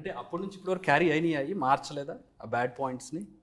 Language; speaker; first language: Telugu; native; Telugu